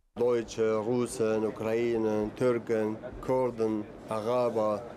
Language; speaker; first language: German; non-native, fluent; Arabic